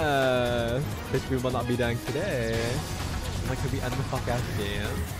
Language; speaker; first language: English; native; English